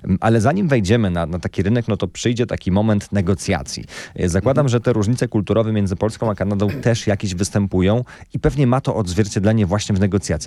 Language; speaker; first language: Polish; native; Polish